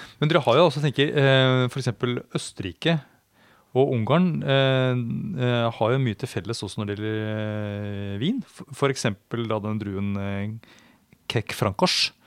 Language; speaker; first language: Norwegian; native; Norwegian